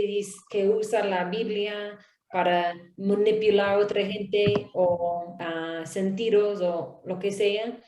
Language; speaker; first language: Spanish; non-native, learner; English